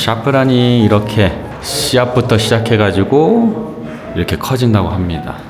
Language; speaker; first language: Korean; native; Korean